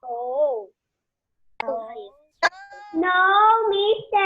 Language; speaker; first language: English; non-native, learner; Spanish